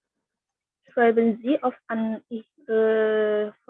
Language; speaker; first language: German; non-native, learner; Indonesian